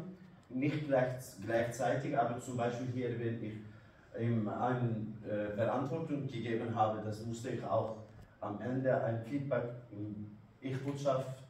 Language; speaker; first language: German; non-native, learner; Kurdish